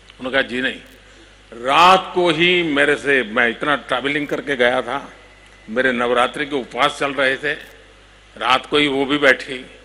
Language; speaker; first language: Hindi; non-native, local second language; Gujarati